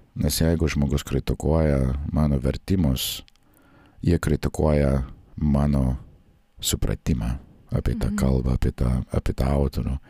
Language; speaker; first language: Lithuanian; non-native, fluent; English